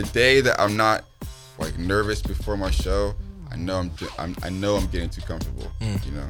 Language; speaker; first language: English; native; English